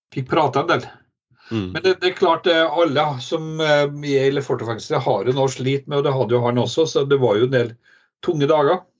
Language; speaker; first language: Norwegian; native; Norwegian